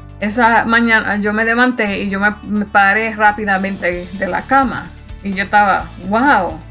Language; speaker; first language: Spanish; early bilingual, heritage; Spanish